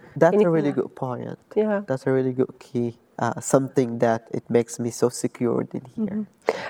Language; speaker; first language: English; non-native, fluent; Arabic